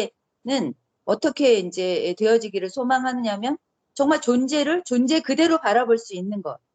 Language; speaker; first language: Korean; native; Korean